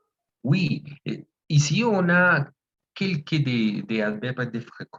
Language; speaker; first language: French; non-native, fluent; Spanish